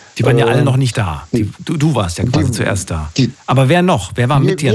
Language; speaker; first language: German; native; German